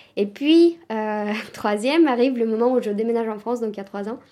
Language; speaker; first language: French; early bilingual, other home language; Romanian